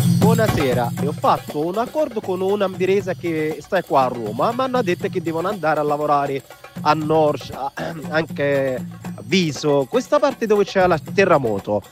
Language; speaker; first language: Italian; non-native, fluent; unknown